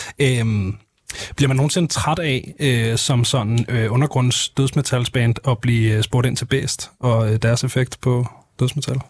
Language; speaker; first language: Danish; native; Danish